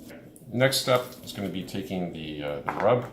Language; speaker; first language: English; native; English